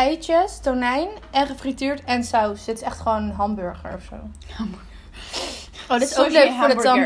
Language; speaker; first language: Dutch; native; Dutch